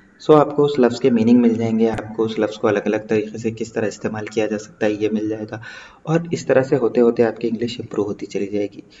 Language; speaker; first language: Urdu; native; Urdu